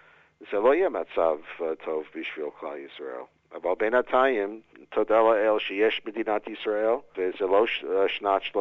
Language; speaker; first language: Hebrew; non-native, fluent; English